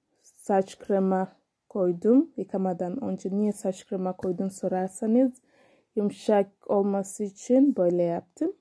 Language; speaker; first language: Turkish; non-native, learner; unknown